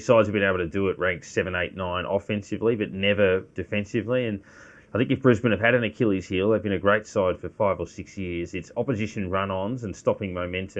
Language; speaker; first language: English; native; English